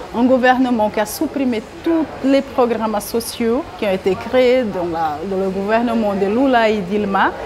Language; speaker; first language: French; non-native, fluent; Portuguese